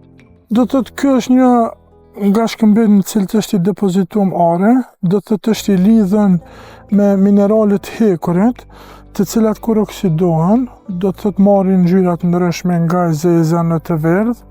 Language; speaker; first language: Albanian; native; Albanian